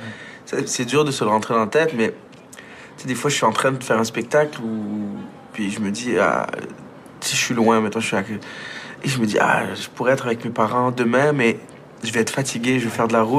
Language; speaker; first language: French; early bilingual, other home language; Arabic